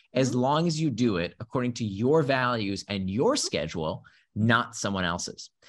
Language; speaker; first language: English; early bilingual, other home language; Hebrew